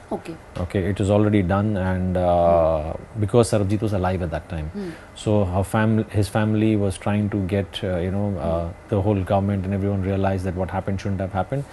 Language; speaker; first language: English; non-native, local second language; Hindi